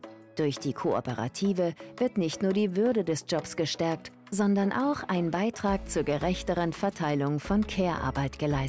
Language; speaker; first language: German; native; German